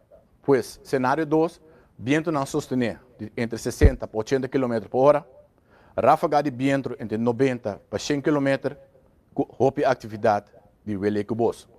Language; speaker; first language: Portuguese; non-native, local second language; Papiamento